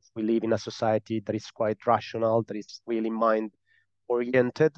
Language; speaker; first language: English; non-native, fluent; Spanish